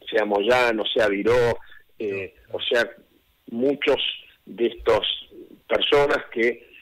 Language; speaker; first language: Spanish; native; Spanish